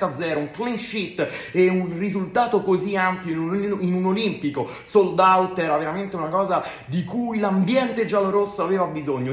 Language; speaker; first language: Italian; native; Italian